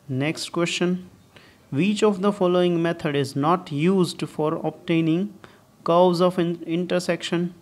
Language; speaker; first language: English; non-native, local second language; Gujarati